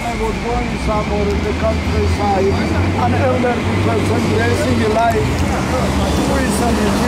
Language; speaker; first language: English; non-native, learner; Amharic